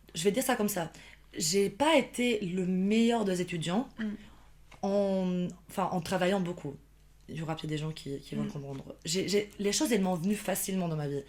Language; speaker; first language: French; non-native, fluent; Albanian